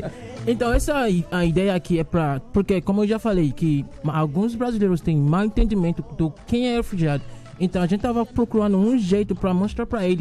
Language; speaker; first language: Portuguese; non-native, fluent; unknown